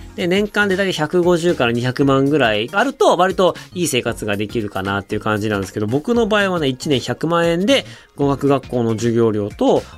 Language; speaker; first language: Japanese; native; Japanese